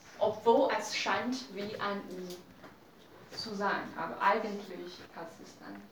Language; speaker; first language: German; non-native, learner; Chinese